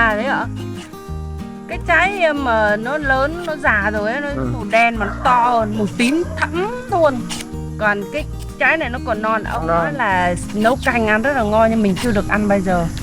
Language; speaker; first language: Vietnamese; native; Vietnamese